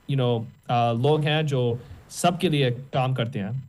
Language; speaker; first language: Urdu; native; Urdu